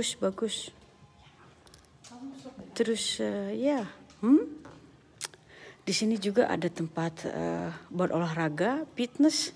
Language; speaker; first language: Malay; non-native, local second language; Sundanese